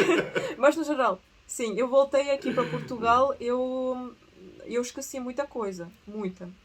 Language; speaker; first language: Portuguese; early bilingual, other home language; Russian